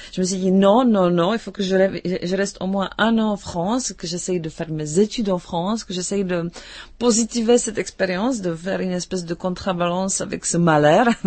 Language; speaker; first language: French; non-native, fluent; Czech